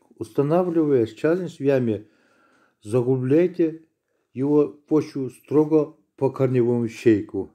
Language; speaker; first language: Russian; non-native, local second language; Kazakh